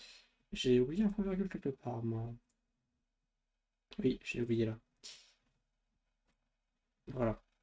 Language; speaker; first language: French; native; French